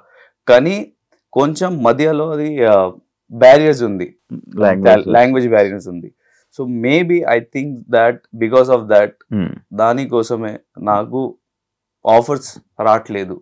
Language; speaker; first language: Telugu; non-native, learner; Hindi